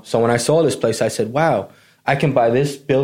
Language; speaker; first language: English; native; English